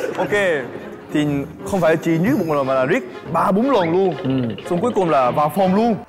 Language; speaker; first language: Vietnamese; non-native, fluent; Korean